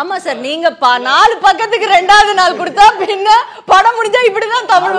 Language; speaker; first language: Tamil; native; Tamil